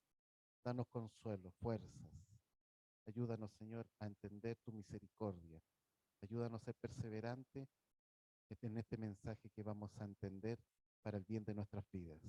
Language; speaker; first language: Spanish; native; Spanish